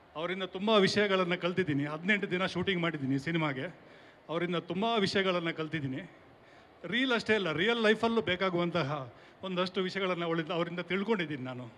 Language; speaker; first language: Kannada; non-native, local second language; Tulu